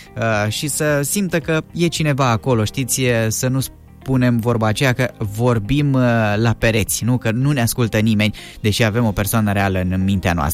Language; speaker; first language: Romanian; native; Romanian